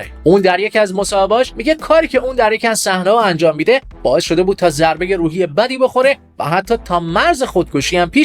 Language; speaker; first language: Persian; native; Persian